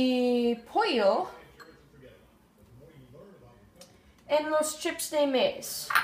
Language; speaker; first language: Spanish; non-native, learner; English